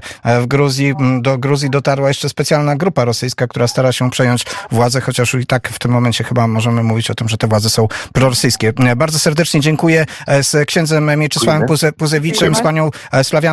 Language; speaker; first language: Polish; native; Polish